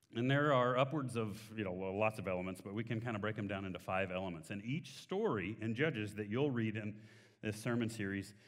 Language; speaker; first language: English; native; English